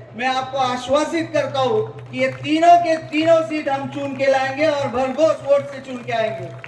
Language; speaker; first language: Hindi; non-native, local second language; Marathi